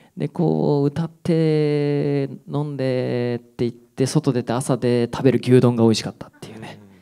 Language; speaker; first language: Japanese; native; Japanese